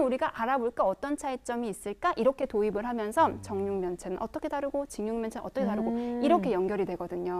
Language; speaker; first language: Korean; native; Korean